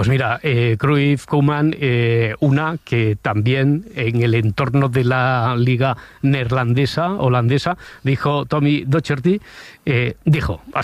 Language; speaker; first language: Spanish; native; Spanish